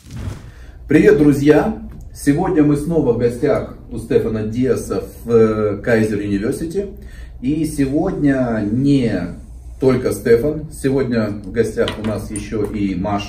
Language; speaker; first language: Russian; native; Russian